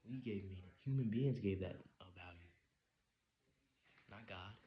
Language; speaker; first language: English; native; English